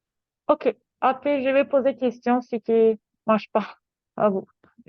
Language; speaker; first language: French; non-native, learner; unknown